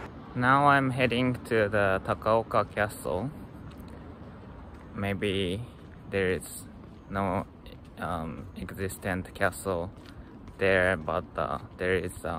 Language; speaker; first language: English; non-native, learner; Japanese